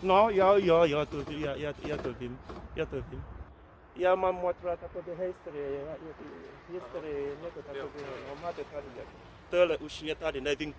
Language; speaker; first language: Czech; non-native, learner; English